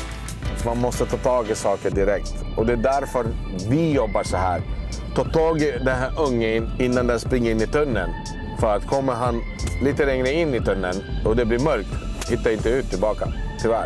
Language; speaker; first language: Swedish; non-native, local second language; Arabic